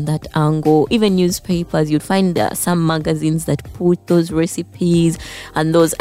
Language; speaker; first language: English; non-native, local second language; Ganda